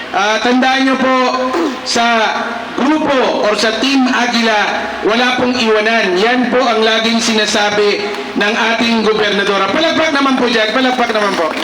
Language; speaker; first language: Filipino; non-native, local second language; Maguindanaon